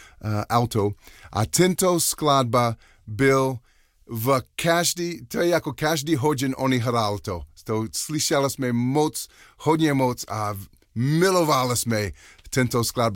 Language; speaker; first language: Czech; non-native, learner; English